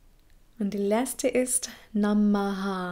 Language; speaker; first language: German; non-native, fluent; English